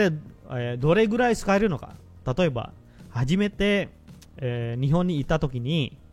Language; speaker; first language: Japanese; non-native, fluent; Indonesian